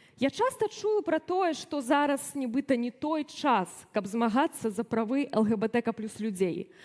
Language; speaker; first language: Belarusian; native; Belarusian